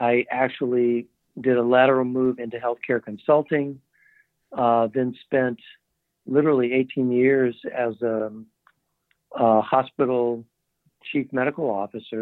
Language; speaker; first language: English; native; English